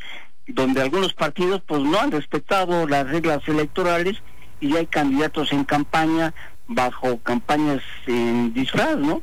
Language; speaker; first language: Spanish; native; Spanish